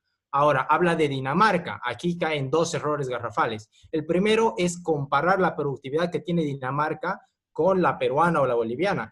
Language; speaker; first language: Spanish; native; Spanish